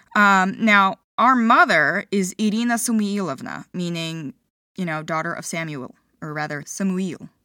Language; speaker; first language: English; early bilingual, other home language; Ukrainian